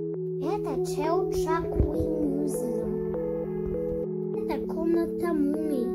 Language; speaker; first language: Russian; early bilingual, heritage; Russian